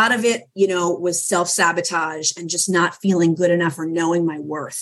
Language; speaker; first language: English; native; English